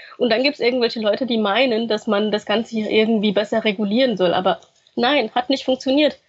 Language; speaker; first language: German; early bilingual, other home language; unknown